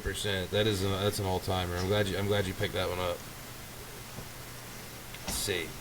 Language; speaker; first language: English; native; English